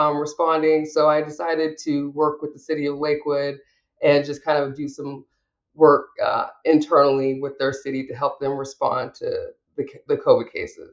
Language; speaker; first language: English; native; English